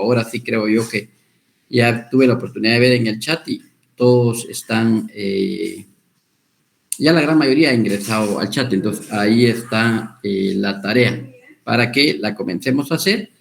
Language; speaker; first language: Spanish; native; Spanish